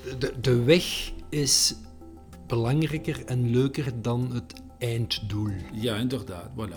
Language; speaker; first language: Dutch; non-native, learner; French